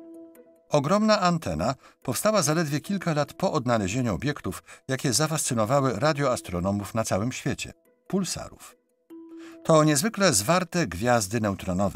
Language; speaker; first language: Polish; native; Polish